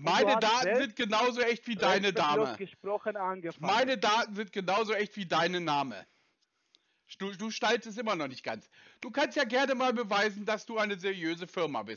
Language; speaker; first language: German; native; German